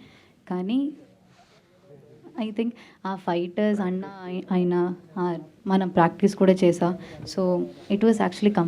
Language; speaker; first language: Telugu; non-native, learner; Malayalam